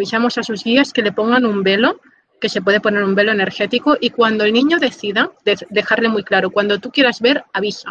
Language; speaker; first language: Spanish; native; Spanish